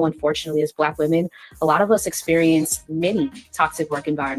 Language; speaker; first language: English; native; English